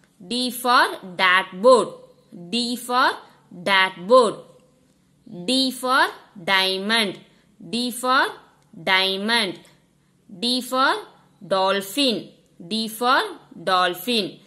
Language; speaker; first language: English; non-native, local second language; Tamil